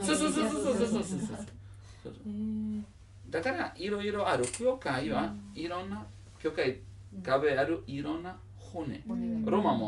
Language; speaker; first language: Japanese; non-native, learner; Italian